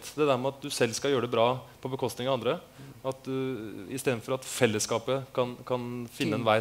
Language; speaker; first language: Norwegian; native; Norwegian